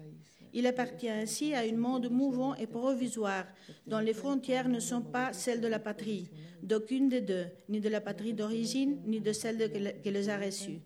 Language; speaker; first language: French; non-native, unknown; Spanish